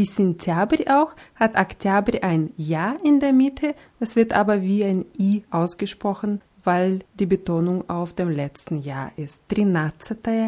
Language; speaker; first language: German; non-native, fluent; Russian